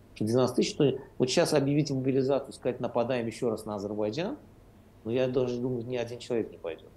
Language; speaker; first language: Russian; non-native, local second language; Azerbaijani